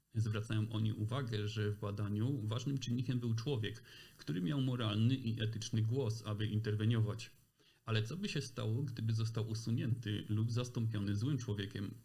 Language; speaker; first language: Polish; native; Polish